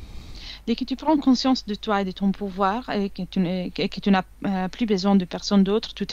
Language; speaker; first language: French; non-native, fluent; Italian